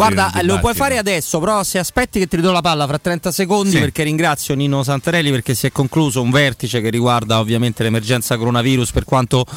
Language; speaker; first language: Italian; native; Italian